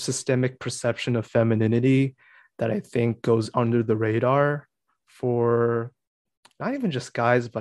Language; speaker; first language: English; native; English